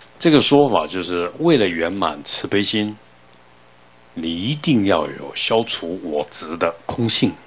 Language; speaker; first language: Chinese; native; Chinese